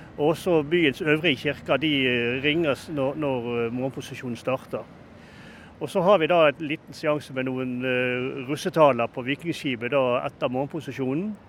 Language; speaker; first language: Norwegian; native; Norwegian